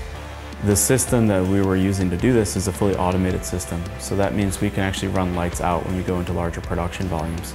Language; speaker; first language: English; native; English